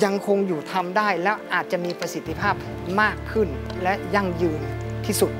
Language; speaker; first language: Thai; early bilingual, other home language; English